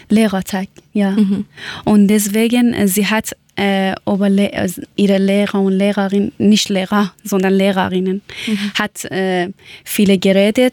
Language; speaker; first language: German; non-native, learner; Persian